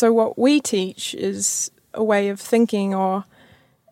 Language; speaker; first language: English; native; English